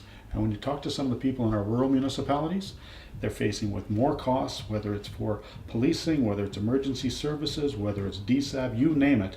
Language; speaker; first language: English; native; English